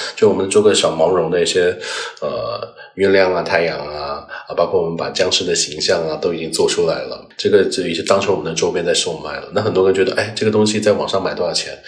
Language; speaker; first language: Chinese; non-native, local second language; Cantonese